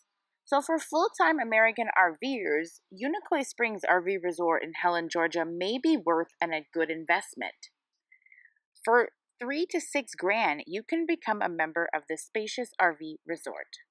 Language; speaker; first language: English; native; English